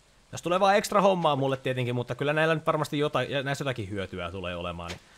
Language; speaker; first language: Finnish; native; Finnish